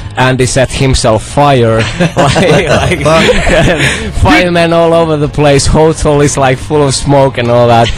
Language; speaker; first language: English; non-native, fluent; Finnish